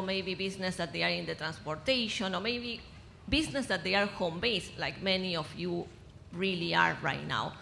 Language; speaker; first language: English; non-native, fluent; Spanish